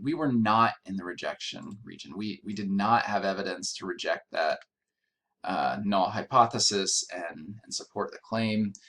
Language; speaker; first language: English; native; English